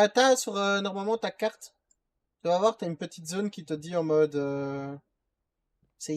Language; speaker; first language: French; native; French